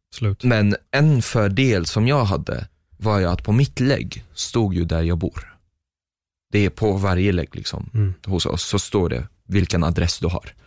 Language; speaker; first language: Swedish; non-native, fluent; Arabic